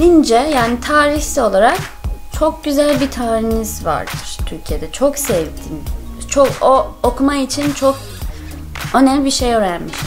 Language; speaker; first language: Turkish; non-native, learner; English